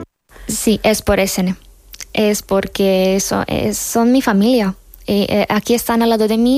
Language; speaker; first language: Spanish; non-native, fluent; Hungarian